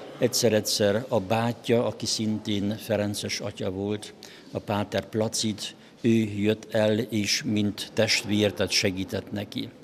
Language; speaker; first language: Hungarian; non-native, local second language; German